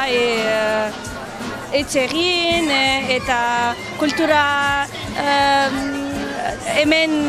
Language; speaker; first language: Basque; non-native, learner; Arabic